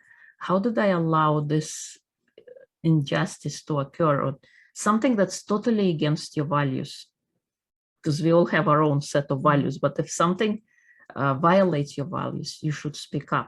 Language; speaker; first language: English; non-native, fluent; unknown